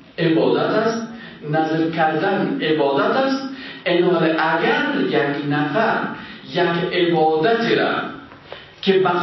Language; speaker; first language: Persian; native; Persian